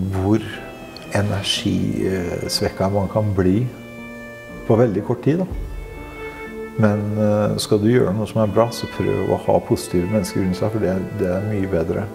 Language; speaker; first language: Norwegian; native; Norwegian